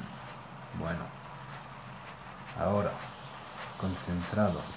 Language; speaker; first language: Spanish; non-native, learner; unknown